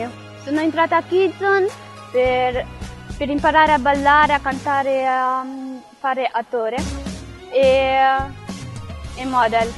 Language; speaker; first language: Italian; early bilingual, other home language; Filipino